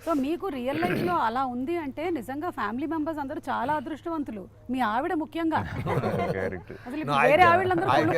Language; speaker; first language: Telugu; native; Telugu